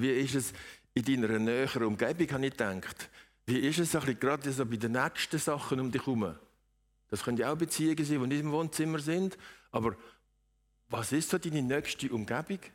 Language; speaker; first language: German; native; German